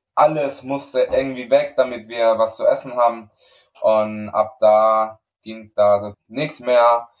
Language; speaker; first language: German; non-native, fluent; Spanish